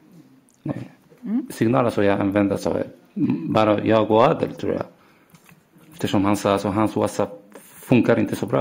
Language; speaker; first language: Swedish; non-native, learner; Arabic